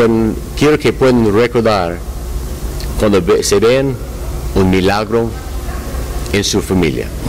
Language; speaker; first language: Spanish; non-native, learner; English